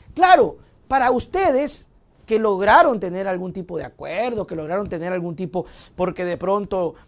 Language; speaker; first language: Spanish; native; Spanish